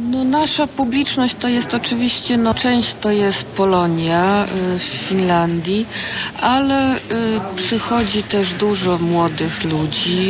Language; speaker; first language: Polish; early bilingual, heritage; Polish